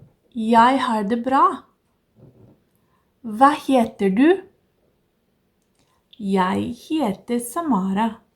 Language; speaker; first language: Norwegian; non-native, learner; Portuguese